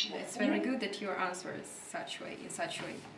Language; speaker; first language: English; non-native, learner; Russian